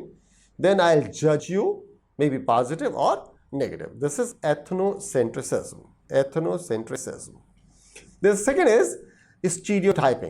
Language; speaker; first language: English; non-native, local second language; Hindi